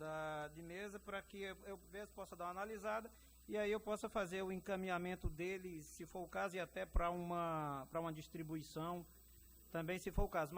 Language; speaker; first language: Portuguese; native; Portuguese